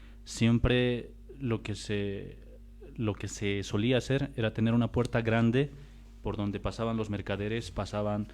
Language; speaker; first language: Spanish; native; Spanish